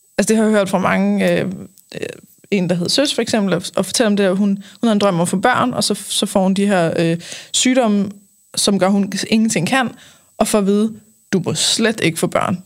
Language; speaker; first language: Danish; native; Danish